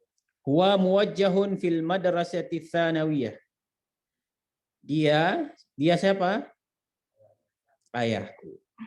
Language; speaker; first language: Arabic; non-native, fluent; Indonesian